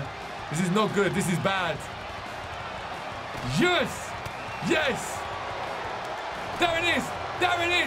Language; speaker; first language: English; native; English